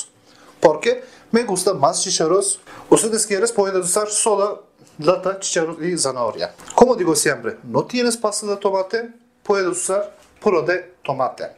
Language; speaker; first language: Spanish; non-native, learner; Turkish